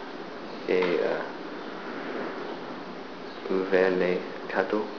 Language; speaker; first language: French; non-native, learner; English